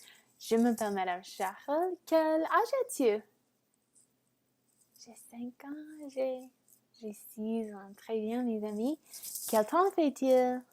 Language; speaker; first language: French; non-native, fluent; English